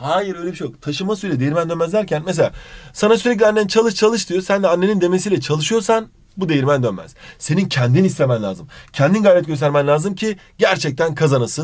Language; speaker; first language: Turkish; native; Turkish